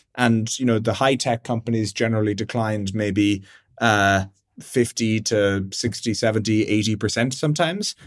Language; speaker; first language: English; native; English